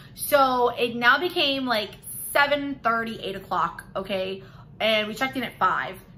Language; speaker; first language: English; native; English